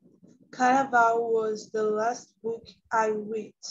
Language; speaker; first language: English; non-native, learner; Portuguese